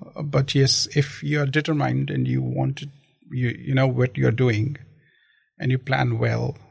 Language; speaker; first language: English; non-native, local second language; Kashmiri